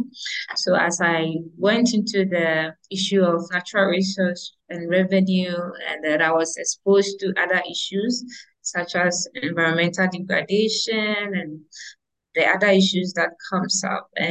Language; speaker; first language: English; non-native, local second language; Ewe